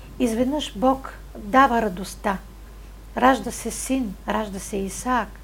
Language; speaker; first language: Bulgarian; native; Bulgarian